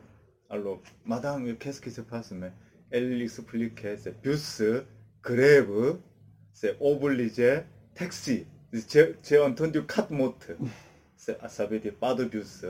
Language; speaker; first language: French; non-native, learner; Korean